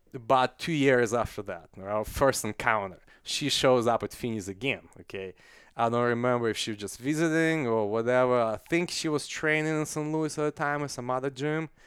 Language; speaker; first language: English; non-native, fluent; Russian